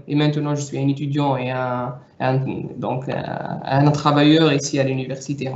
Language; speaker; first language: French; non-native, local second language; Arabic